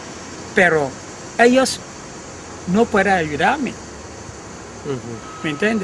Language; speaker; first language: Spanish; non-native, learner; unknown